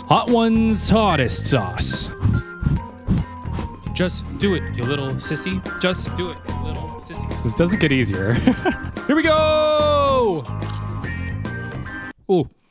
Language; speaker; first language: English; native; English